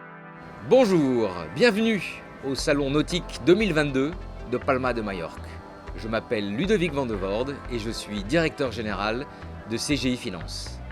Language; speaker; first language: French; native; French